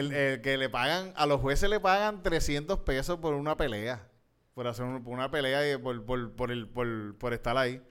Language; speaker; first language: Spanish; native; Spanish